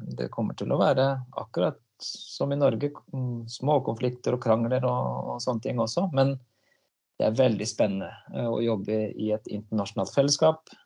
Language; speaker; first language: Norwegian; native; Norwegian